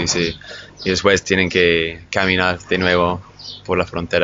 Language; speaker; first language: Spanish; non-native, fluent; English